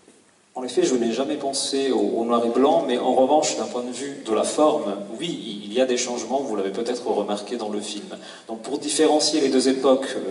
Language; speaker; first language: French; native; French